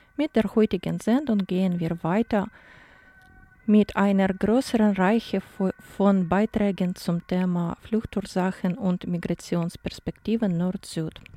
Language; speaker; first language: German; non-native, fluent; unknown